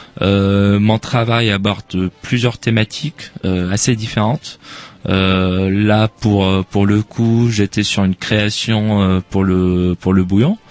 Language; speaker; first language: French; non-native, local second language; Arabic